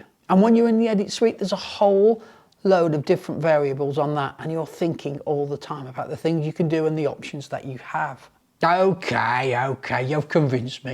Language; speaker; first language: English; native; English